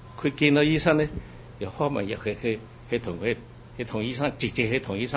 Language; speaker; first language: Cantonese; early bilingual, heritage; Cantonese